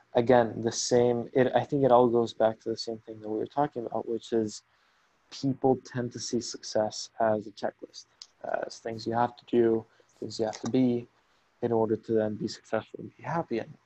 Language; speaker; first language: English; non-native, fluent; Spanish